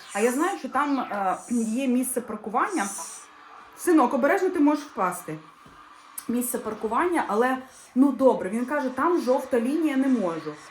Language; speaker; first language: Ukrainian; non-native, local second language; Russian